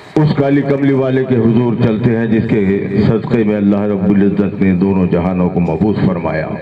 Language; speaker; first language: Urdu; native; Urdu